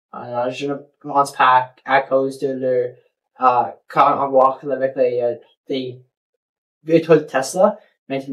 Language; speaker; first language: French; non-native, local second language; English